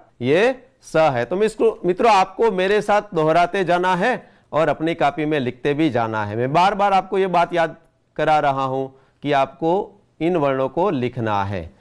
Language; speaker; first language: Hindi; non-native, local second language; Gujarati